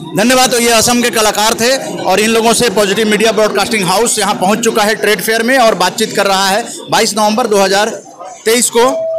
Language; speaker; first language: Hindi; native; Hindi